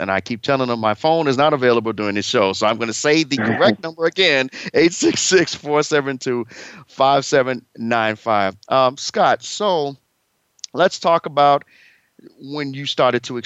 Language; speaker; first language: English; native; English